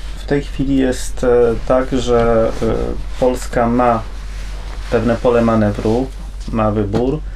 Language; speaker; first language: Polish; native; Polish